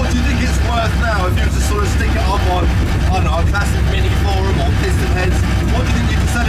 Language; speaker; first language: English; native; English